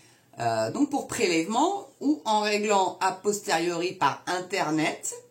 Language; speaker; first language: French; native; French